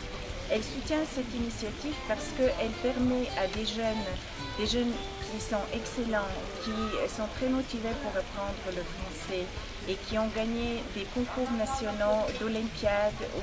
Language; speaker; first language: French; non-native, fluent; Bulgarian